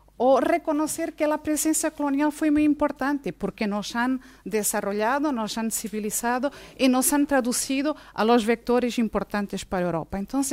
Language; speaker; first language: Spanish; non-native, fluent; Portuguese